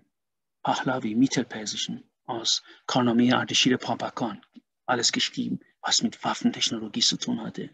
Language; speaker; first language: German; non-native, fluent; Persian